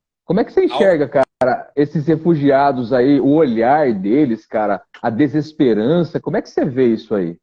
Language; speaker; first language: Portuguese; native; Portuguese